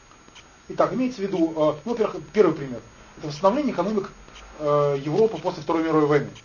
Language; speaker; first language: Russian; native; Russian